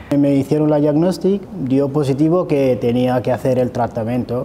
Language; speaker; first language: Spanish; non-native, fluent; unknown